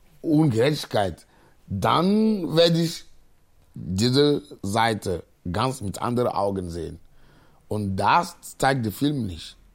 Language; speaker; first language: German; non-native, fluent; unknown